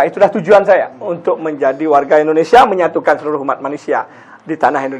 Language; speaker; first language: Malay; non-native, local second language; Balinese